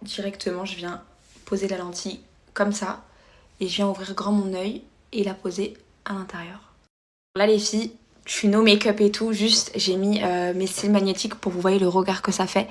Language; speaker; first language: French; native; French